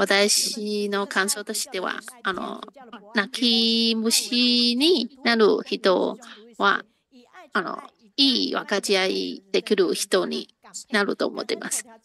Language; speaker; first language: Japanese; non-native, fluent; Chinese